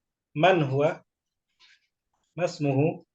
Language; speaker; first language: Arabic; non-native, fluent; Indonesian